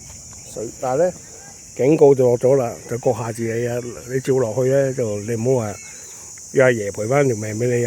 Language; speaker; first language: Chinese; native; Chinese